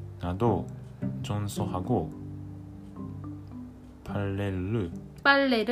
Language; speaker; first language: Korean; non-native, learner; Japanese